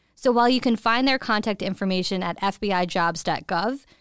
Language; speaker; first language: English; native; English